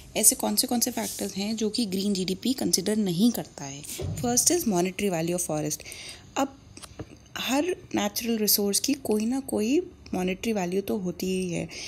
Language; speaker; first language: Hindi; native; Hindi